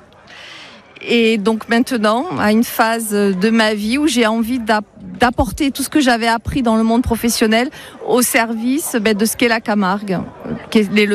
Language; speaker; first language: French; native; French